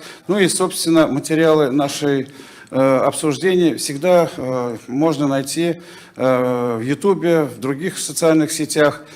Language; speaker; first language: Russian; native; Russian